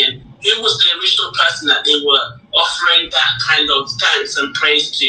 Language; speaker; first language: English; native; English